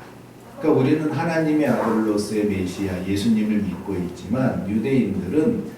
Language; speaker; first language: Korean; native; Korean